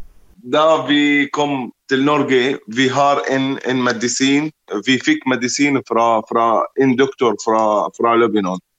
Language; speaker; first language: Norwegian; non-native, learner; Arabic